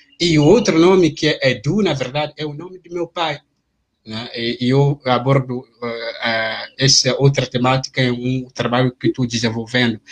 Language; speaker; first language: Portuguese; non-native, fluent; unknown